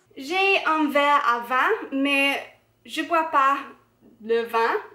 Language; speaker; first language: French; non-native, learner; English